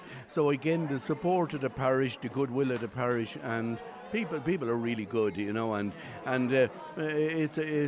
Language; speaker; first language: English; native; English